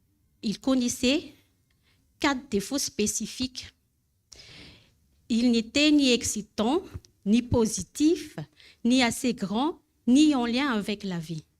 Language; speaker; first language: French; non-native, learner; Malagasy